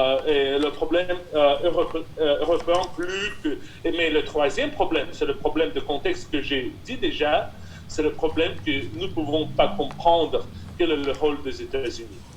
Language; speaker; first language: French; non-native, fluent; Russian